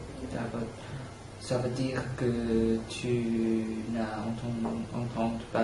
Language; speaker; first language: French; non-native, learner; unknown